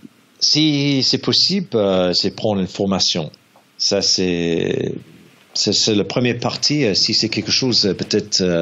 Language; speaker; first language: French; non-native, learner; English